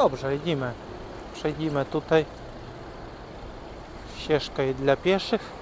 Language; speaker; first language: Polish; non-native, learner; Ukrainian